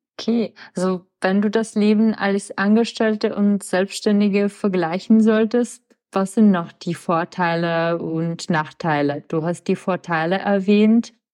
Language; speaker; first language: German; non-native, fluent; Czech